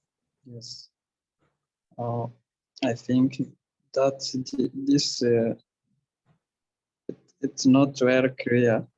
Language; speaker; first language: English; non-native, learner; Kinyarwanda